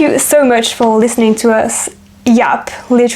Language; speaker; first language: English; non-native, fluent; French